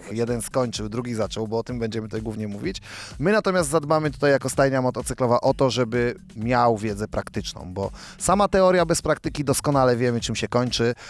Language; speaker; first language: Polish; native; Polish